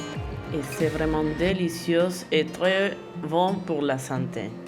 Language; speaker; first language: French; non-native, learner; Spanish